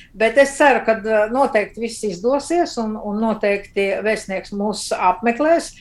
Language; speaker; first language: Latvian; early bilingual, heritage; Latvian